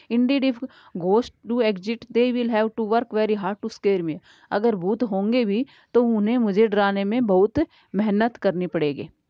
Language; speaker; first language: Hindi; native; Hindi